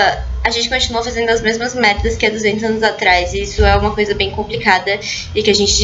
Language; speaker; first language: Portuguese; native; Portuguese